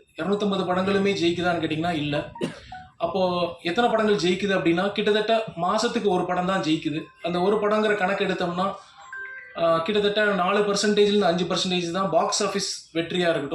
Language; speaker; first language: Tamil; native; Tamil